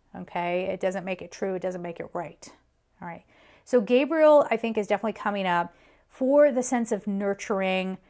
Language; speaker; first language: English; native; English